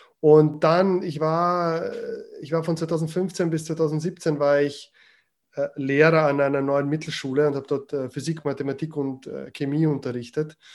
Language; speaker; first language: German; early bilingual, other home language; Croatian